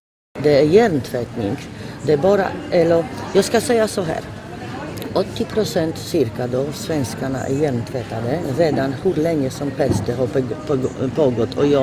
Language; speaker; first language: Swedish; non-native, fluent; Polish